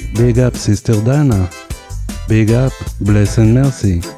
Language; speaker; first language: English; non-native, fluent; Hebrew